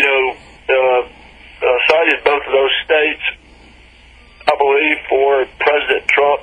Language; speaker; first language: English; native; English